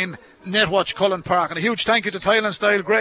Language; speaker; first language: English; native; English